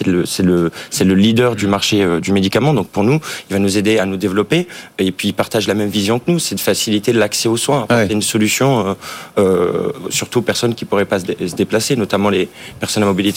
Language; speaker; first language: French; native; French